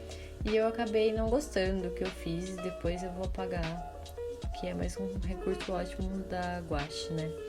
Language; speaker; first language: Portuguese; native; Portuguese